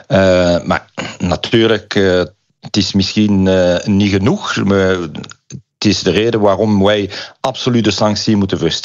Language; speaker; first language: Dutch; non-native, local second language; French